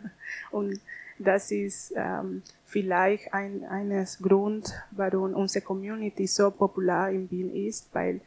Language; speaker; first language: German; non-native, learner; Spanish